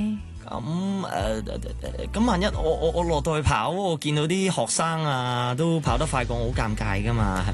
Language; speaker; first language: Cantonese; native; Cantonese